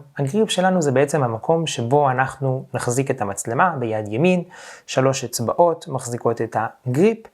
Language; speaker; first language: Hebrew; native; Hebrew